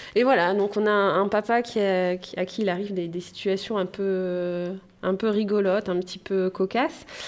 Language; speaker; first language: French; native; French